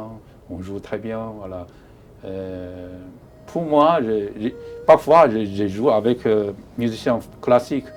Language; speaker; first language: French; non-native, learner; Chinese